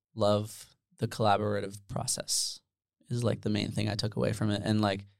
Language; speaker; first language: English; early bilingual, other home language; Dutch